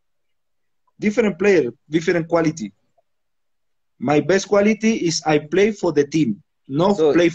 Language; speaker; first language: English; non-native, learner; Spanish